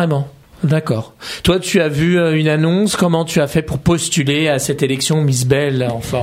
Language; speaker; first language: French; native; French